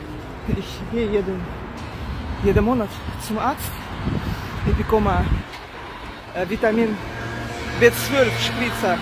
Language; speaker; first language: German; non-native, fluent; Russian